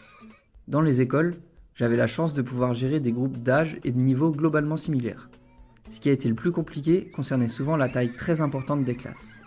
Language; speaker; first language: French; native; French